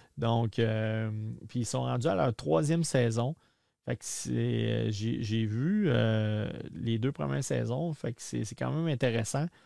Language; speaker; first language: French; native; French